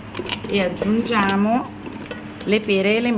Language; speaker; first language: Italian; native; Italian